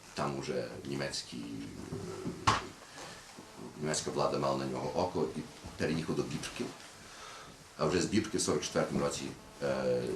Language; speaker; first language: Ukrainian; early bilingual, heritage; Ukrainian